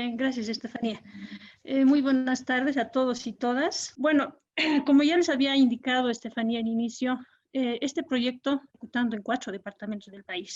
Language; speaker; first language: Spanish; native; Spanish